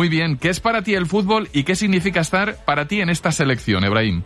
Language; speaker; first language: Spanish; native; Spanish